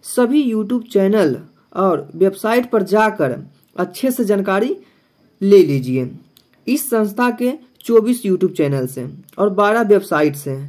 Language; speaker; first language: Hindi; native; Hindi